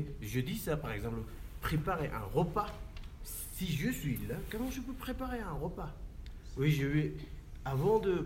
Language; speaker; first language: French; non-native, learner; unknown